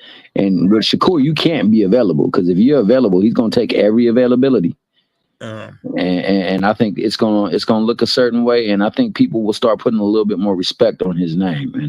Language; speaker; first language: English; native; English